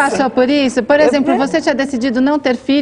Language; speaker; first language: Portuguese; native; Portuguese